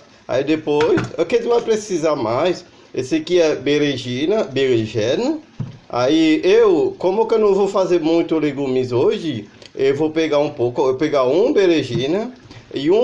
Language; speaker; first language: Portuguese; non-native, learner; Haitian Creole